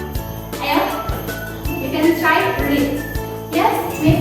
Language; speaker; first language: English; non-native, local second language; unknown